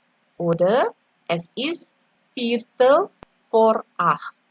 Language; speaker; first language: German; non-native, fluent; Indonesian